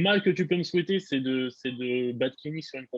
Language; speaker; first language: French; native; French